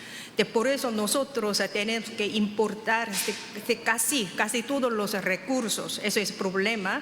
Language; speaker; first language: Spanish; non-native, fluent; Korean